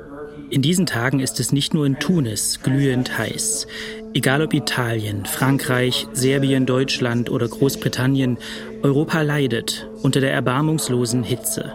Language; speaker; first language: German; native; German